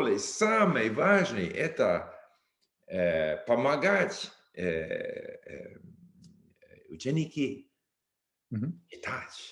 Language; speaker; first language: Russian; non-native, learner; English